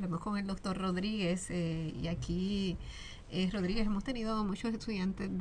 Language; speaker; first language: Spanish; native; Spanish